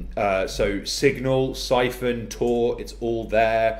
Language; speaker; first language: English; native; English